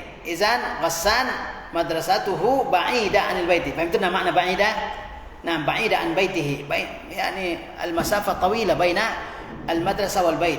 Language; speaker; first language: Arabic; non-native, fluent; Indonesian